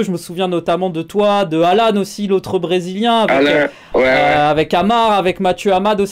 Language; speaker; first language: French; native; French